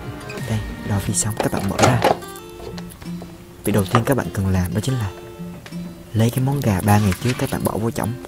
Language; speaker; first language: Vietnamese; native; Vietnamese